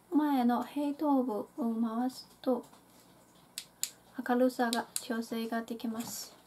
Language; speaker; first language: Japanese; non-native, fluent; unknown